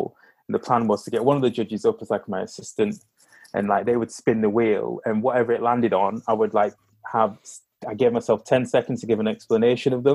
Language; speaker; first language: English; native; English